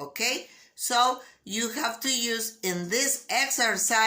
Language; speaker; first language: English; non-native, learner; Spanish